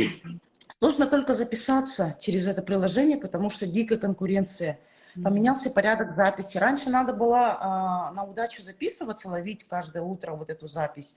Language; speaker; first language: Russian; native; Russian